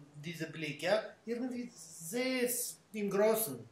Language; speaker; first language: German; non-native, fluent; Armenian